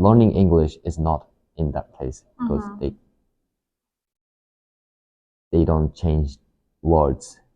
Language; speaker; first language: English; non-native, learner; Japanese